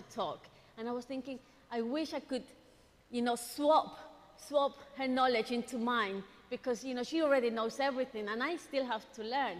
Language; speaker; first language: English; non-native, fluent; Spanish